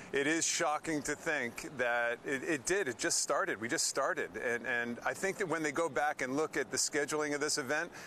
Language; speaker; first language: English; native; English